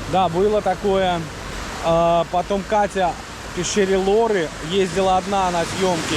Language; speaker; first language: Russian; native; Russian